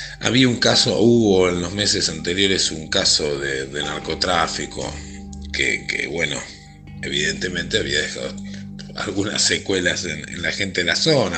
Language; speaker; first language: Spanish; native; Spanish